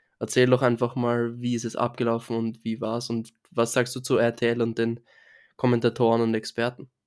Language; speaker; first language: German; native; German